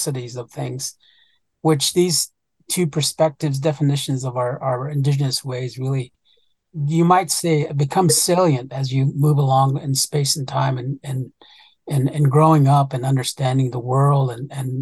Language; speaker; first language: English; early bilingual, other home language; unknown